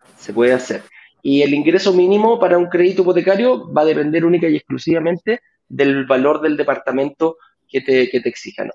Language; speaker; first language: Spanish; native; Spanish